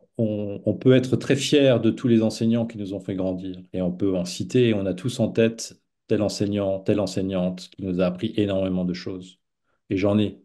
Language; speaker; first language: French; non-native, local second language; Swiss German